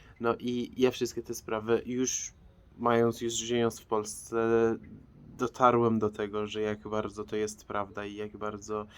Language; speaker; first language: Polish; non-native, fluent; Persian